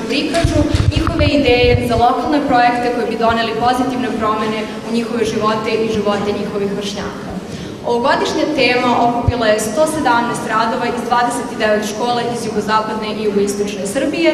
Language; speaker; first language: Serbian; native; Serbian